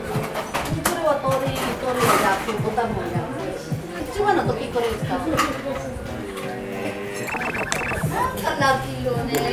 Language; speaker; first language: Japanese; non-native, fluent; Filipino